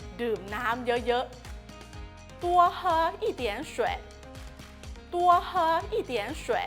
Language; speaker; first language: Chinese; non-native, learner; Thai